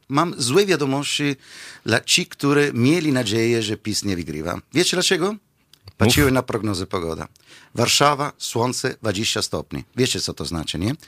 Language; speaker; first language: Polish; non-native, fluent; Italian